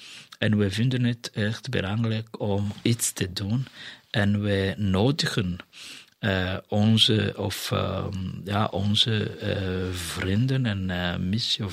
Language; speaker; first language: Dutch; non-native, fluent; Kinyarwanda